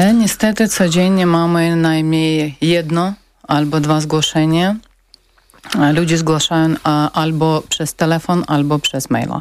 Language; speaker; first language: Polish; non-native, learner; Ukrainian